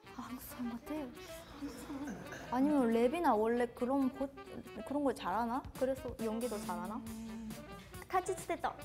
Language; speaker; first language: Korean; non-native, fluent; Japanese